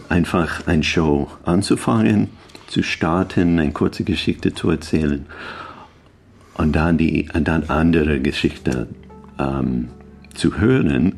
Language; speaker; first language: German; non-native, learner; English